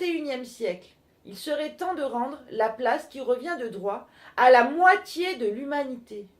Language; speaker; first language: French; native; French